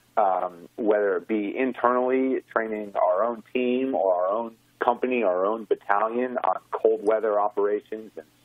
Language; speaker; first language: English; native; English